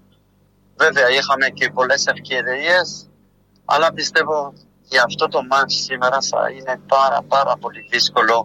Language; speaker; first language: Greek; non-native, fluent; French